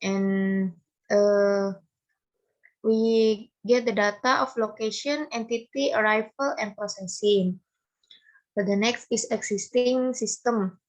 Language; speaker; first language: English; non-native, learner; Indonesian